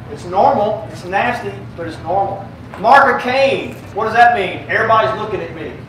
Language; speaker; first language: English; native; English